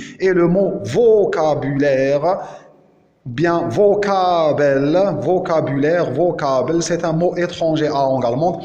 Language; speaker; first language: French; non-native, local second language; Arabic